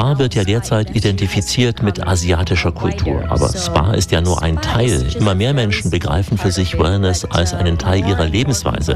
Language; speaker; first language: German; native; German